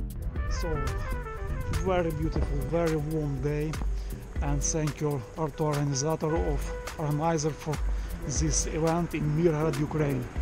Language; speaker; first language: English; non-native, learner; Ukrainian